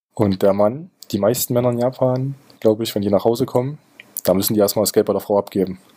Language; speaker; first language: German; native; German